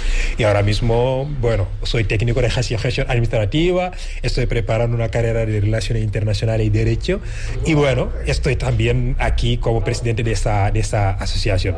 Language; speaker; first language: Spanish; non-native, fluent; Wolof